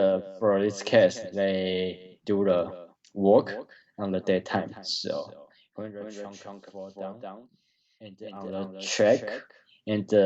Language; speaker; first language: English; non-native, learner; Chinese